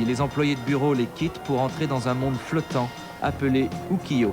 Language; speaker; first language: French; native; French